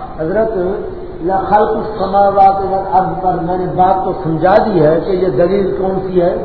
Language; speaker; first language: Urdu; non-native, local second language; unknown